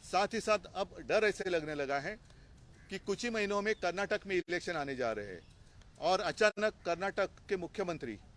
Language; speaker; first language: Hindi; non-native, local second language; Marathi